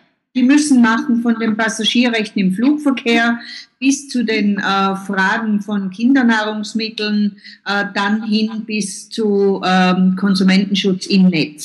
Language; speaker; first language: German; native; German